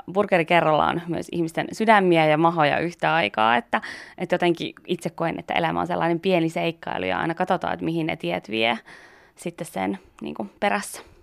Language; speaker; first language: Finnish; native; Finnish